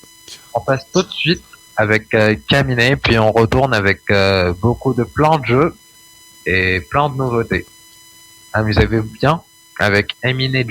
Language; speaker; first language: French; non-native, local second language; Arabic